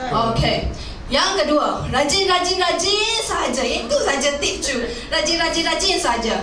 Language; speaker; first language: Malay; non-native, local second language; Chinese